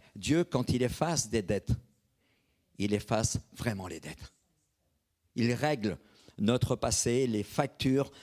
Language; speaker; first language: French; native; French